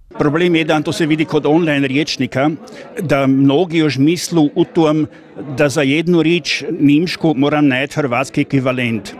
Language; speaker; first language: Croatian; native; Croatian